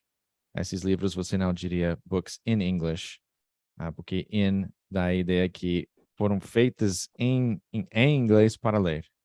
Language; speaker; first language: Portuguese; non-native, fluent; English